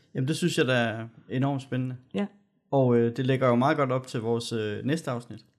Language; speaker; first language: Danish; native; Danish